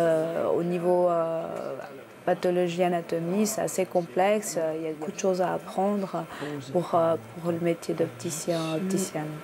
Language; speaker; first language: French; native; French